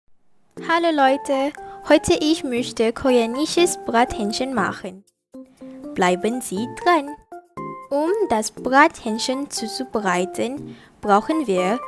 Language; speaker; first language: German; non-native, learner; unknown